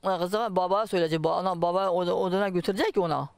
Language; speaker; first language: Turkish; non-native, learner; Kurdish